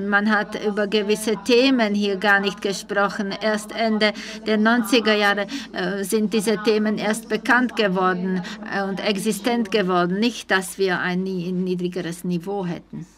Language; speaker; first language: German; non-native, fluent; Czech